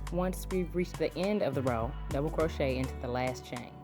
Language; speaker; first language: English; native; English